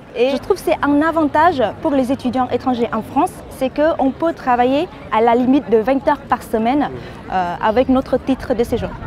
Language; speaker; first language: French; non-native, fluent; Vietnamese